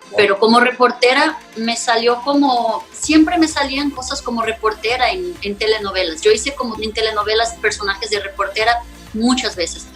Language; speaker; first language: Spanish; non-native, fluent; Portuguese